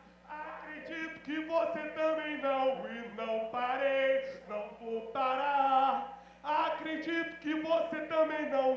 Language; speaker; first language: Portuguese; native; Portuguese